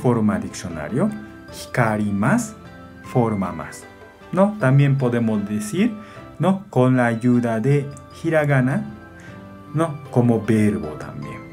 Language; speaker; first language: Spanish; non-native, fluent; Japanese